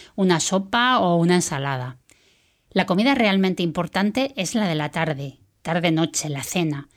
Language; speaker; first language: Spanish; native; Spanish